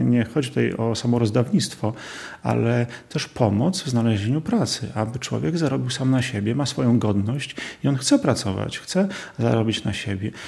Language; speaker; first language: Polish; native; Polish